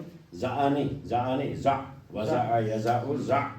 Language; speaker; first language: Arabic; non-native, fluent; Urdu